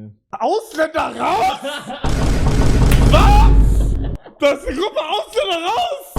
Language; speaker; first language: German; native; German